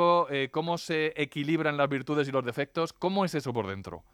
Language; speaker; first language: Spanish; native; Spanish